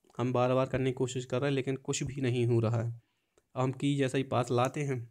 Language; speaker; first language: Hindi; native; Hindi